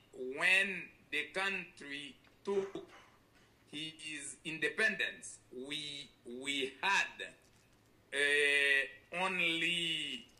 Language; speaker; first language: English; non-native, learner; Haitian Creole